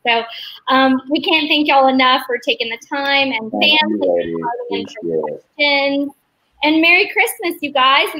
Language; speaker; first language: English; native; English